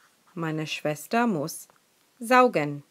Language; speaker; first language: German; non-native, fluent; English